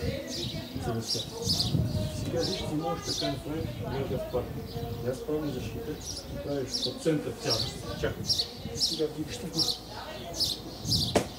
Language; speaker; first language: Bulgarian; non-native, learner; Russian